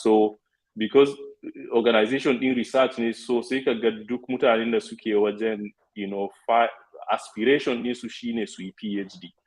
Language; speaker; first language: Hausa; non-native, local second language; Fula